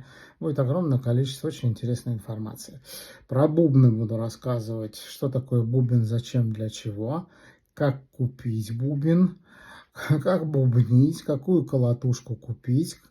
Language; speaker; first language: Russian; native; Russian